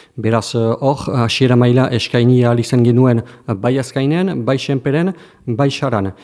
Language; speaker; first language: Basque; native; Basque